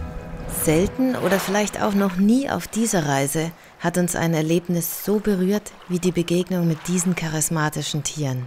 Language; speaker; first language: German; native; German